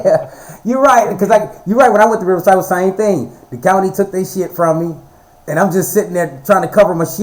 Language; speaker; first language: English; native; English